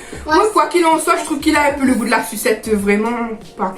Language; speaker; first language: French; native; French